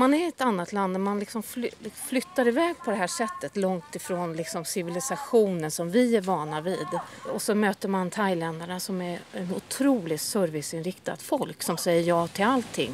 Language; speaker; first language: Swedish; native; Swedish